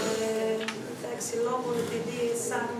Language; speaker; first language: Greek; early bilingual, other home language; Russian